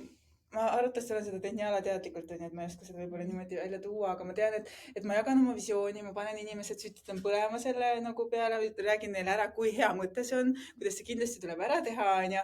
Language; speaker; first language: Estonian; native; Estonian